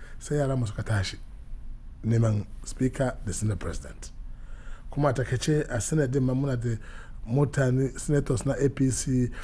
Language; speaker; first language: Hausa; non-native, local second language; Igbo